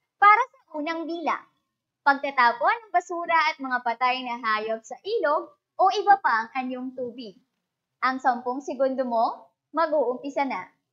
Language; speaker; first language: Filipino; native; Filipino